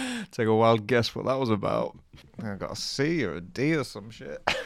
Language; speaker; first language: English; native; English